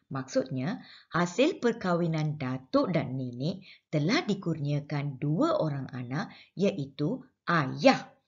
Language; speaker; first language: Malay; non-native, local second language; Tamil